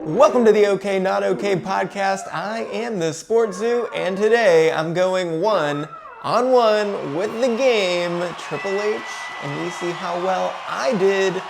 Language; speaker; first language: English; native; English